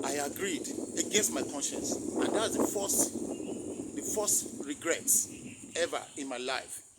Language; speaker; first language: English; non-native, local second language; Yoruba